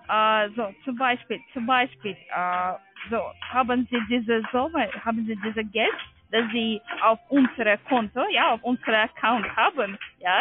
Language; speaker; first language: German; non-native, learner; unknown